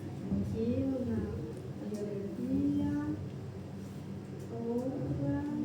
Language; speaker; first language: Portuguese; non-native, learner; Spanish